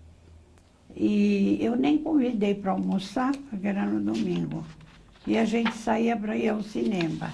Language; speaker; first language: Portuguese; early bilingual, other home language; Arabic